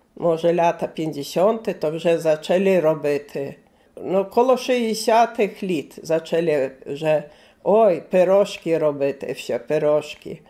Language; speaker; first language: Ukrainian; native; Ukrainian